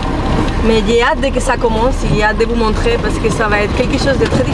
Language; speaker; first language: French; non-native, fluent; Spanish